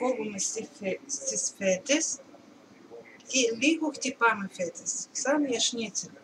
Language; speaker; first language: Greek; non-native, learner; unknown